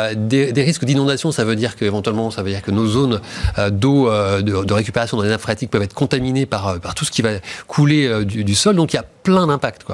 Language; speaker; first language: French; native; French